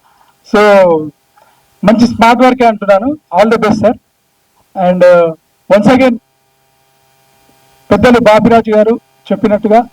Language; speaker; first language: Telugu; native; Telugu